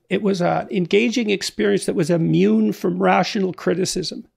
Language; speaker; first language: English; native; English